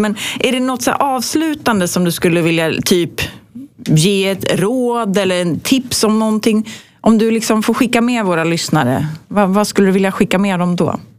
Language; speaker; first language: Swedish; native; Swedish